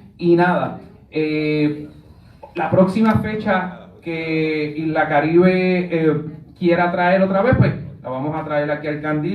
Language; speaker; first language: Spanish; native; Spanish